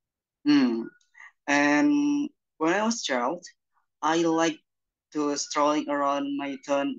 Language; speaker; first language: English; non-native, learner; Indonesian